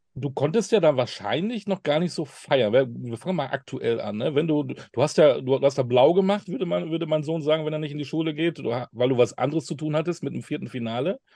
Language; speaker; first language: German; native; German